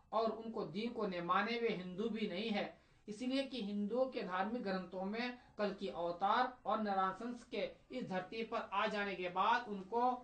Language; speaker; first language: Hindi; native; Hindi